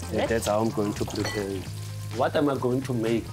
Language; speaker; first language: English; non-native, local second language; Southern Sotho